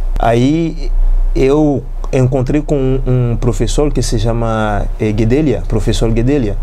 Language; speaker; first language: Portuguese; non-native, learner; Haitian Creole